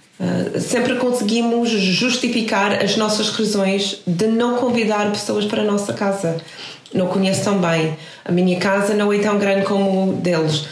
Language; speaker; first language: Portuguese; non-native, fluent; English